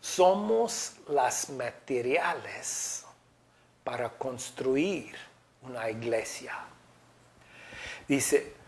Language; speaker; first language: Spanish; non-native, fluent; English